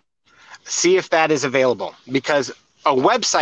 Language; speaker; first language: English; native; English